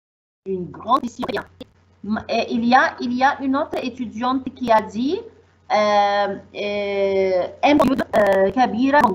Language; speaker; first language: French; non-native, fluent; Arabic